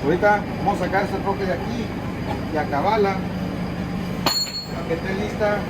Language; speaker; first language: Spanish; early bilingual, other home language; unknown